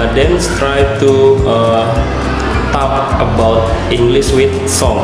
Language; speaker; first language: English; non-native, learner; Indonesian